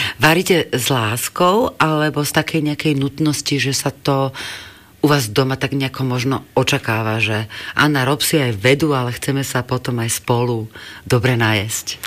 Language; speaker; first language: Slovak; native; Slovak